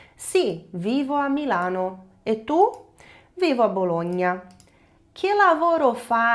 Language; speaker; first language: Italian; non-native, fluent; Portuguese